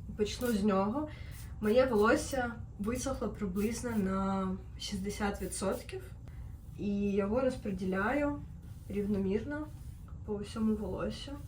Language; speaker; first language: Ukrainian; native; Ukrainian